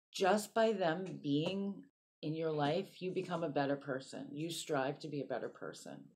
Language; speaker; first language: English; native; English